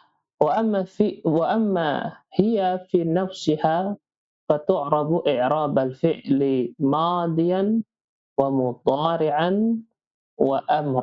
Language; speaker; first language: Arabic; non-native, fluent; Indonesian